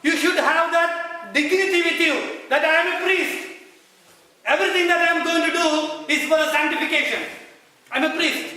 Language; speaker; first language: English; non-native, local second language; Malayalam